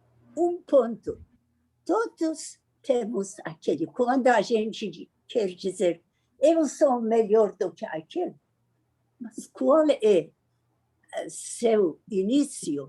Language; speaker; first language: Portuguese; non-native, learner; Persian